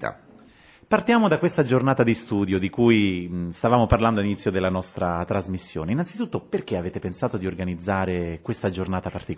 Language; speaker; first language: Italian; native; Italian